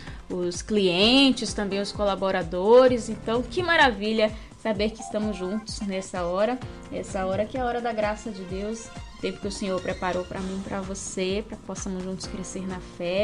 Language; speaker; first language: Portuguese; native; Portuguese